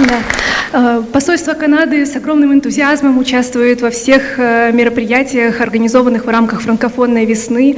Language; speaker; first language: Russian; native; Russian